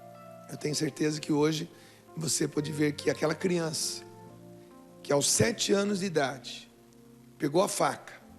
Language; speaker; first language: Portuguese; native; Portuguese